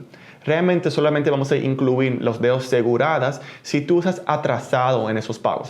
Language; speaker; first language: Spanish; early bilingual, heritage; Spanish